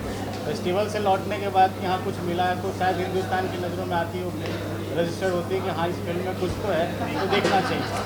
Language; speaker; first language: Hindi; native; Hindi